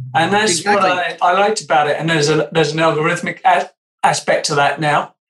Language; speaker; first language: English; native; English